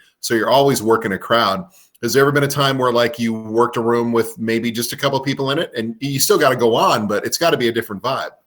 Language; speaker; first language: English; native; English